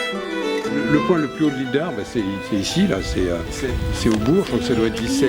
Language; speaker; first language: French; native; French